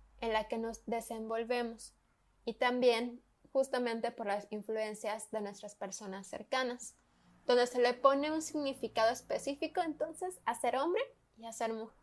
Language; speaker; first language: Spanish; native; Spanish